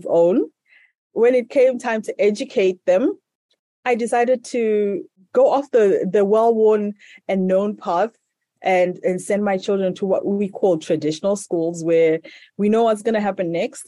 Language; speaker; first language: English; non-native, local second language; Shona